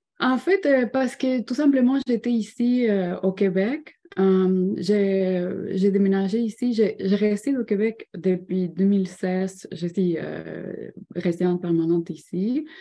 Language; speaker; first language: French; non-native, fluent; Spanish